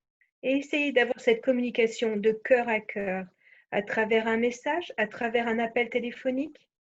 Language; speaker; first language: French; native; French